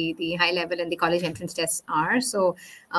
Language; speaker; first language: English; non-native, local second language; Tamil